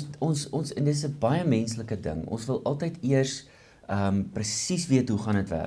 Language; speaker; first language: Afrikaans; native; Afrikaans